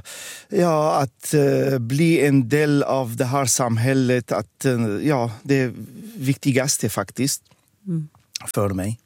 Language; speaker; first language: Swedish; non-native, fluent; Arabic